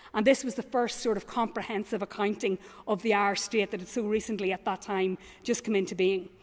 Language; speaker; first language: English; native; English